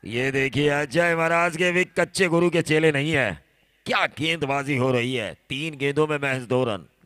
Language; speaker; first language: Hindi; non-native, local second language; Marathi